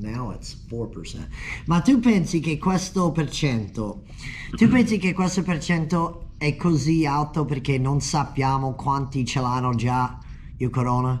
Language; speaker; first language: Italian; non-native, fluent; English